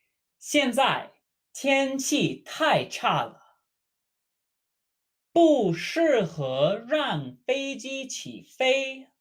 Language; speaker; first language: Chinese; non-native, fluent; English